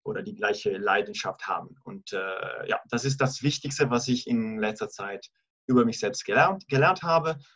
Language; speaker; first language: German; non-native, fluent; Italian